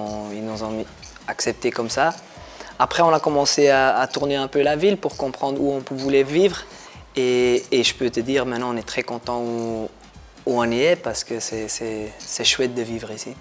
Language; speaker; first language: French; non-native, local second language; Dutch